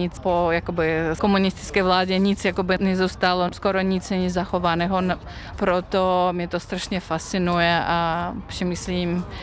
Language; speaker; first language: Czech; non-native, fluent; Russian